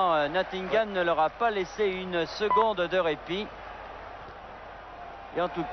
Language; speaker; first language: French; native; French